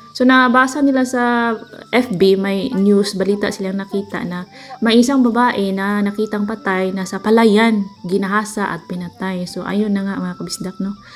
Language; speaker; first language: Filipino; non-native, local second language; Cebuano